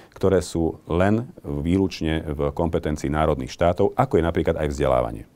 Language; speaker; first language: Slovak; non-native, local second language; Hungarian